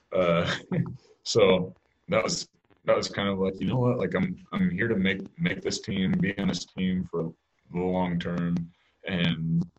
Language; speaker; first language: English; native; English